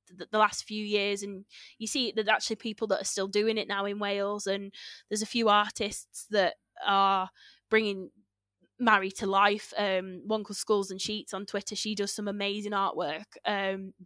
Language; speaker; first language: English; native; English